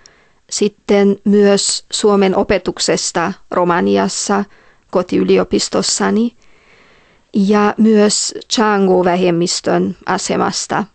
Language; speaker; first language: Finnish; non-native, fluent; Hungarian